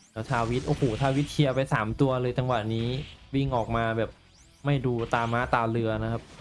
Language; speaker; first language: Thai; native; Thai